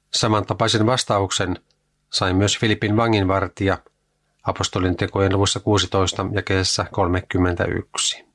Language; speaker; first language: Finnish; native; Finnish